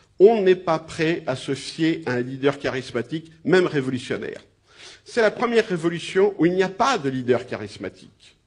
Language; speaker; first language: French; native; French